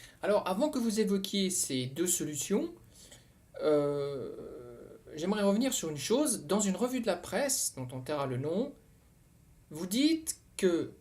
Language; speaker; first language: French; native; French